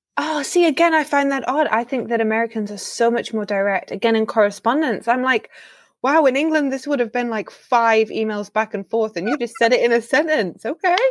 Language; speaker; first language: English; native; English